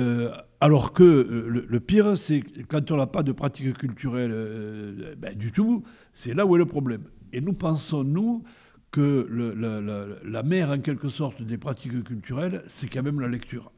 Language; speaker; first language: French; native; French